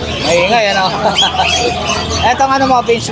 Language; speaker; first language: Filipino; native; Filipino